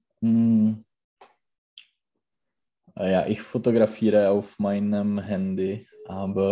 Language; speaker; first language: German; non-native, learner; Czech